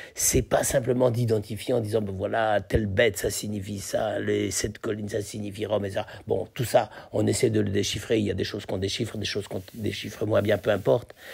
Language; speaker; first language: French; native; French